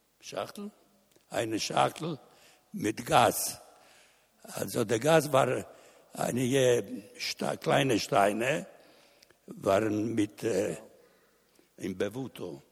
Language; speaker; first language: German; non-native, learner; Italian